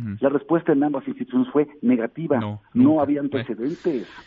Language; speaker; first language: Spanish; native; Spanish